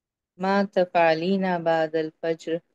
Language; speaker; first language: Arabic; non-native, learner; Urdu